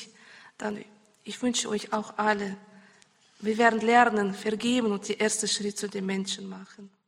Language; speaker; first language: German; non-native, learner; Russian